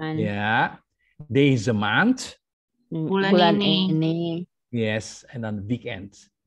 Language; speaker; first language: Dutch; non-native, fluent; Indonesian